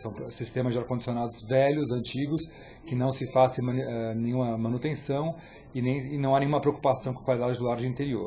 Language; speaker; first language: Portuguese; native; Portuguese